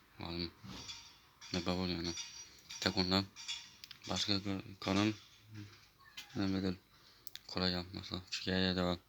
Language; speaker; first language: Turkish; early bilingual, heritage; Turkish